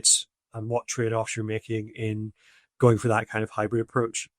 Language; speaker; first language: English; native; English